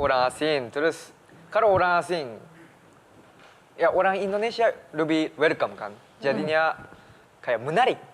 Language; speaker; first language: Indonesian; early bilingual, heritage; Japanese